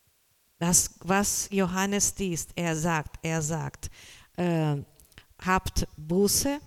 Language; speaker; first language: German; non-native, learner; Portuguese